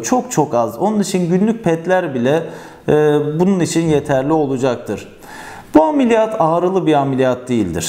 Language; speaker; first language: Turkish; native; Turkish